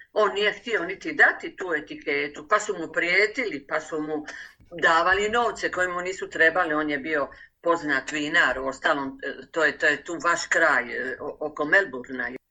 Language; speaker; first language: Croatian; native; Croatian